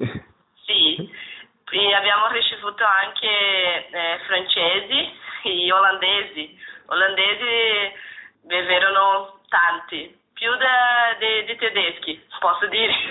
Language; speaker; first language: Italian; non-native, learner; Portuguese